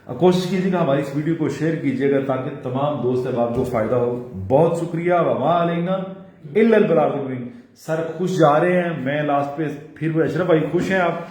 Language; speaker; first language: Urdu; non-native, local second language; Punjabi